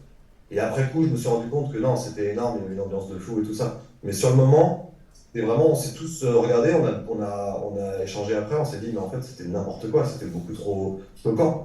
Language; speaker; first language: French; native; French